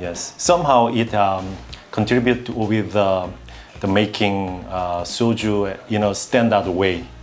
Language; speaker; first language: English; non-native, learner; Korean